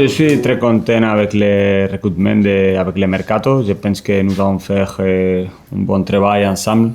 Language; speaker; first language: French; non-native, learner; Spanish